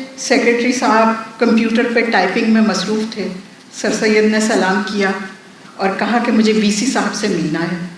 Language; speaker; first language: Urdu; native; Urdu